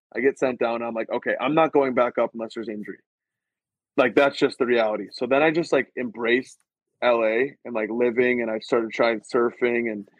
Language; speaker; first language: English; native; English